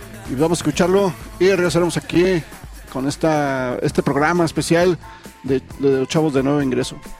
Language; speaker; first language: Spanish; native; Spanish